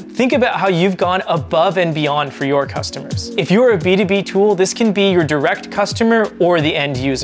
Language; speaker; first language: English; native; English